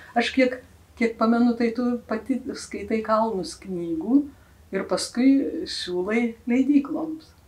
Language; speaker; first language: Lithuanian; native; Lithuanian